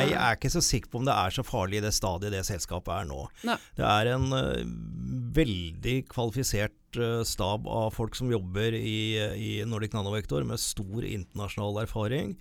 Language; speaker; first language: Norwegian; native; Norwegian